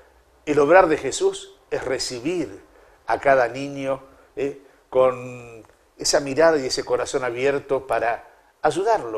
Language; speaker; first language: Spanish; native; Spanish